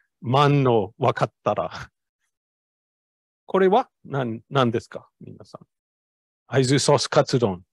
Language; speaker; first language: Japanese; non-native, learner; English